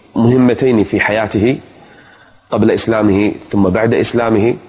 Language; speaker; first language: Arabic; native; Arabic